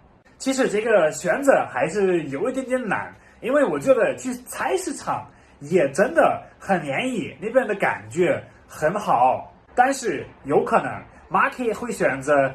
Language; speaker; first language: Chinese; non-native, fluent; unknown